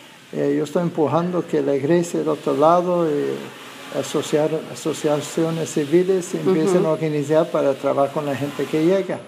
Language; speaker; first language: Spanish; non-native, fluent; English